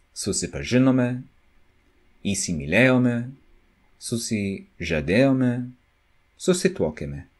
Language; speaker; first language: Lithuanian; non-native, learner; English